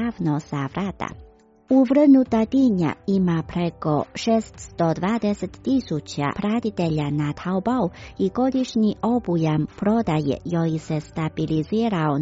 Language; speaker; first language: Croatian; non-native, fluent; Chinese